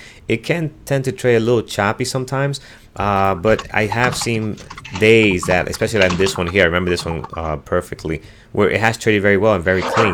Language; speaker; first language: English; native; English